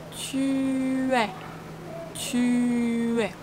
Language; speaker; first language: French; non-native, fluent; Russian